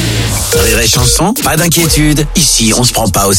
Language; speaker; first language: French; native; French